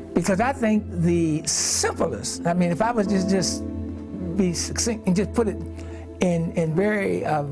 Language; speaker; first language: English; native; English